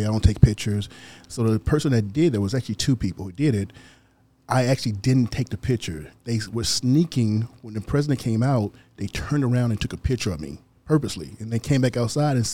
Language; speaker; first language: English; native; English